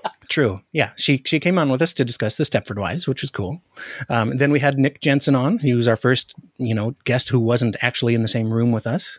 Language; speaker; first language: English; native; English